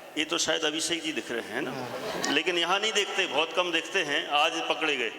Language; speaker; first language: Hindi; native; Hindi